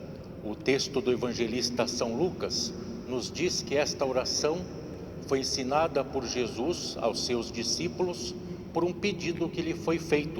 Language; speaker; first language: Portuguese; native; Portuguese